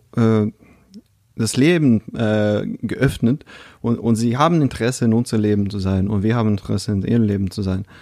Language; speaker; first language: German; non-native, fluent; Russian